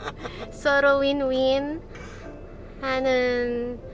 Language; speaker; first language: Korean; non-native, learner; Filipino